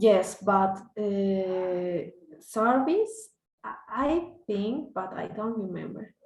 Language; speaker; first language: English; non-native, learner; Spanish